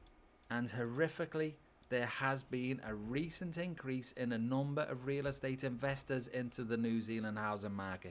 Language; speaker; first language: English; native; English